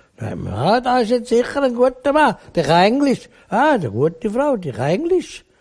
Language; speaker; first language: German; native; German